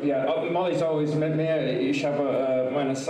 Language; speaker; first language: German; non-native, learner; English